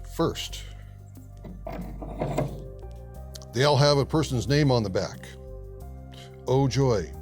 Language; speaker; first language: English; native; English